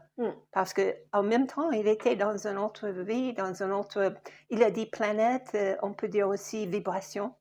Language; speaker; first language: French; non-native, fluent; English